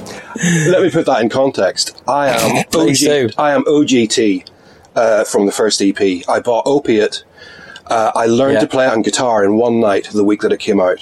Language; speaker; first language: English; native; English